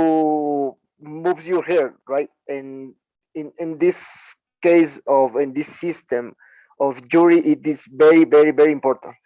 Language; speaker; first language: English; non-native, learner; Spanish